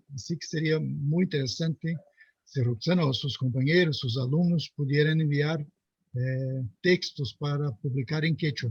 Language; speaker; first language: Spanish; non-native, fluent; Portuguese